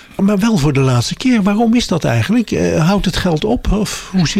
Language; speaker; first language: Dutch; native; Dutch